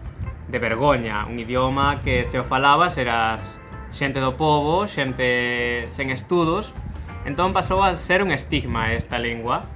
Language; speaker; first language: Galician; non-native, local second language; Spanish